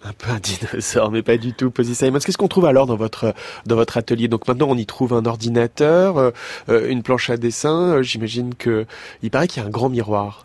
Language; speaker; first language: French; native; French